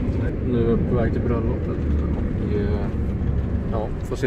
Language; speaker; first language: Swedish; native; Swedish